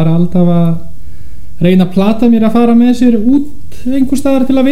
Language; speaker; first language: Icelandic; non-native, fluent; Polish